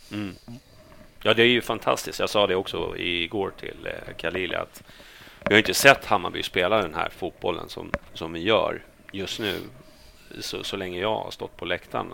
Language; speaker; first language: Swedish; native; Swedish